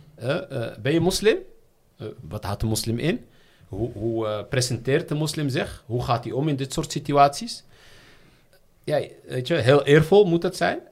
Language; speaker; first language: Dutch; early bilingual, other home language; Riffian